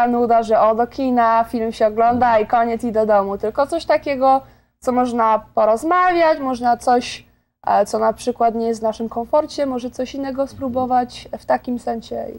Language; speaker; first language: Polish; early bilingual, heritage; Polish